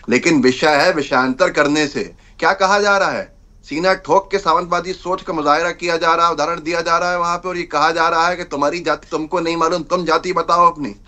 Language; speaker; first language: Hindi; native; Hindi